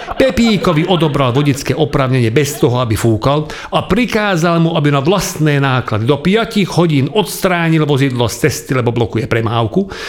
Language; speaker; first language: Slovak; non-native, local second language; Hungarian